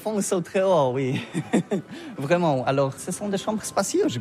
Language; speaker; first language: French; non-native, learner; Polish